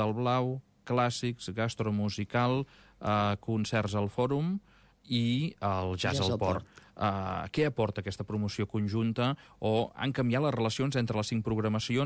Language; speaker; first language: Catalan; native; Catalan